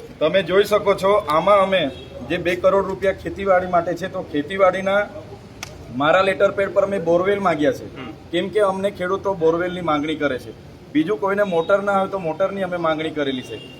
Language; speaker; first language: Gujarati; non-native, local second language; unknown